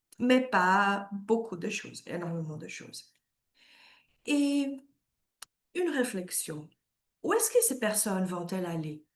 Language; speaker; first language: French; non-native, fluent; Portuguese